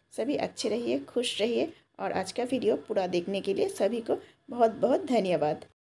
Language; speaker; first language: Hindi; non-native, local second language; Bangla